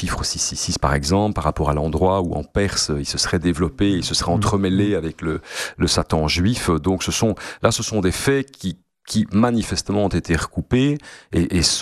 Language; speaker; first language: French; native; French